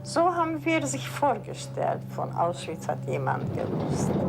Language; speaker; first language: German; non-native, fluent; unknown